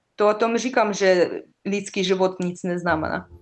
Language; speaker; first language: Czech; non-native, learner; Russian